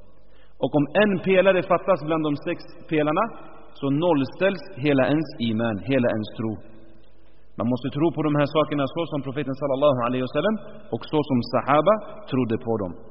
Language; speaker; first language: Swedish; early bilingual, other home language; Arabic